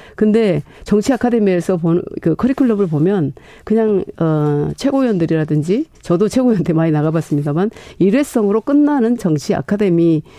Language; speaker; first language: Korean; native; Korean